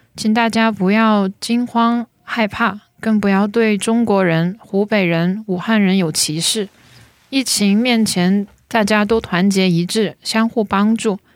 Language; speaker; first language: Chinese; native; Chinese